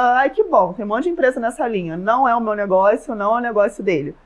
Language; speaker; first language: Portuguese; native; Portuguese